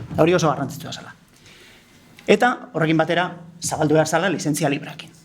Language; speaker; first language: Basque; native; Basque